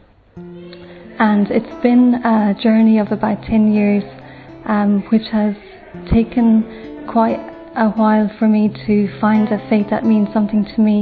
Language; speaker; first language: English; native; English